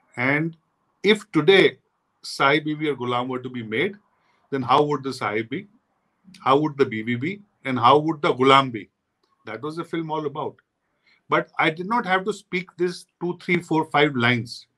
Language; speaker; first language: English; non-native, local second language; Hindi